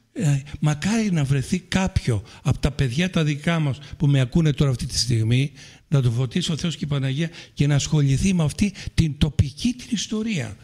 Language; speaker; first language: Greek; native; Greek